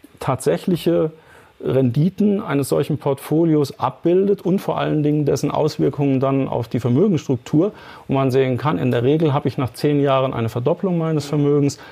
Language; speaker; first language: German; native; German